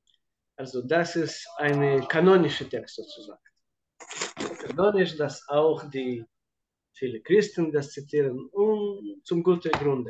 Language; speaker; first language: German; non-native, fluent; Russian